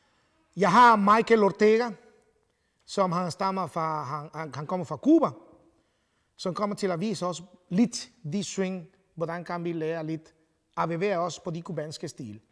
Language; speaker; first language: Danish; non-native, fluent; Spanish